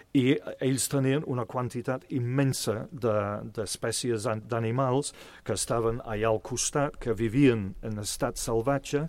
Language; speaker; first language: Catalan; non-native, fluent; English